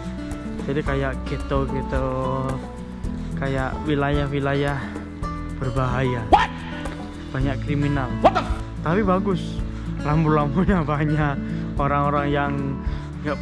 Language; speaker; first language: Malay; non-native, local second language; Javanese